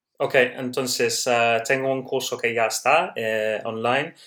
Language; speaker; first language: Spanish; non-native, learner; English